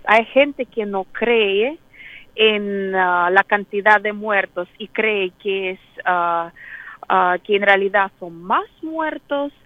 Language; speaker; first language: Spanish; non-native, fluent; Russian